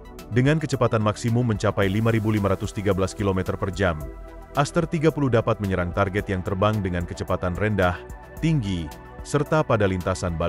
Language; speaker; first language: Indonesian; native; Indonesian